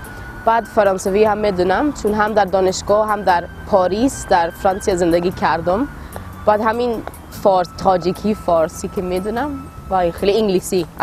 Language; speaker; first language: Persian; non-native, learner; Swedish